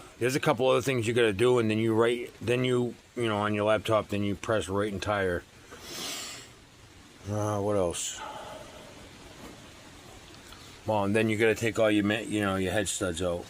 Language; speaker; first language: English; native; English